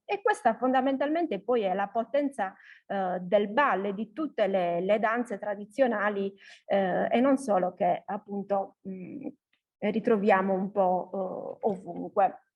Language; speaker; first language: Italian; native; Italian